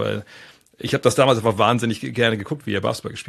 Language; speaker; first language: German; native; German